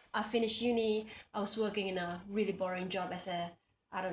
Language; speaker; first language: English; non-native, local second language; Indonesian